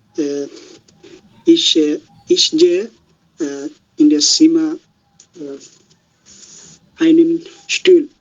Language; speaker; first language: German; non-native, learner; Bangla